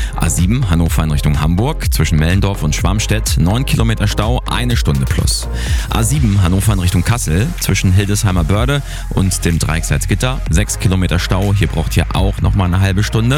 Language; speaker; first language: German; native; German